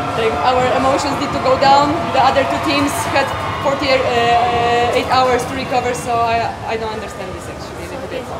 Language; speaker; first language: English; non-native, fluent; Polish